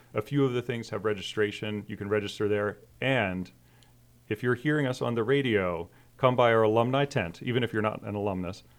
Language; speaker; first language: English; native; English